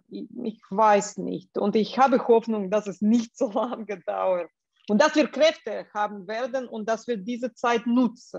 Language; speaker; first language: German; non-native, fluent; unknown